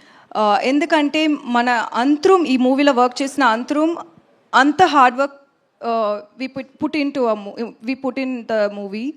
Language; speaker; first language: Telugu; non-native, learner; Tamil